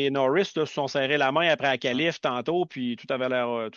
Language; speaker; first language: French; native; French